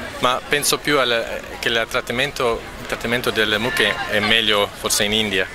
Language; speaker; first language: Italian; non-native, fluent; English